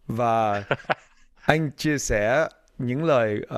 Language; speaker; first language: Vietnamese; early bilingual, heritage; Vietnamese